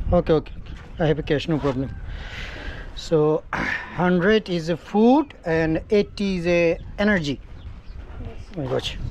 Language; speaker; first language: English; non-native, learner; Bangla